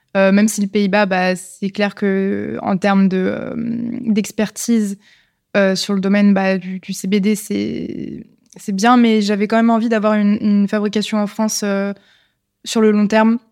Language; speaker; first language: French; native; French